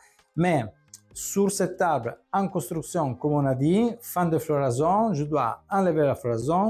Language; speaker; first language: French; non-native, fluent; Italian